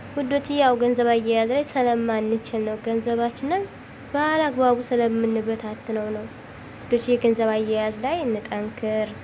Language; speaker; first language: Amharic; native; Amharic